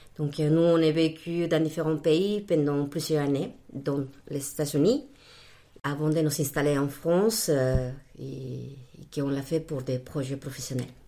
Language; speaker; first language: French; non-native, fluent; Spanish